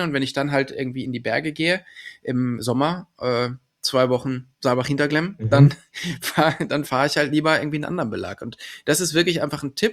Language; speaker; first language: German; native; German